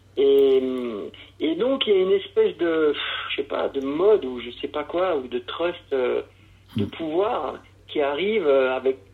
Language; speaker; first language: French; native; French